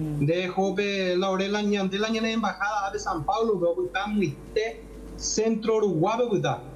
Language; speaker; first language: Spanish; native; Spanish